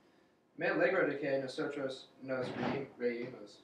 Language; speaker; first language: Spanish; non-native, learner; English